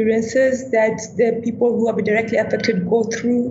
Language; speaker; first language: English; non-native, local second language; Swahili